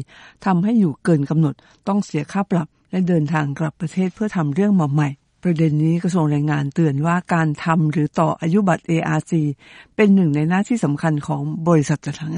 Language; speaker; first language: Thai; native; Thai